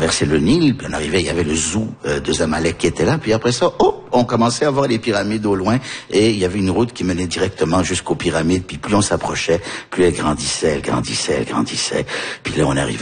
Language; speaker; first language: French; early bilingual, other home language; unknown